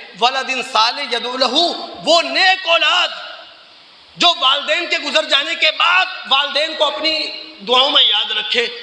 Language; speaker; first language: Urdu; native; Urdu